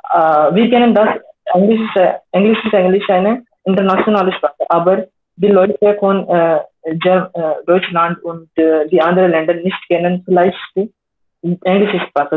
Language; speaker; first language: German; non-native, learner; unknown